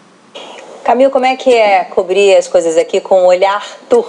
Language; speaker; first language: Portuguese; native; Portuguese